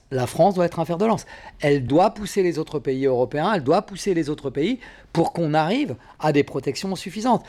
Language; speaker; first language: French; native; French